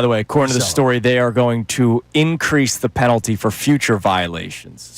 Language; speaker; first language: English; native; English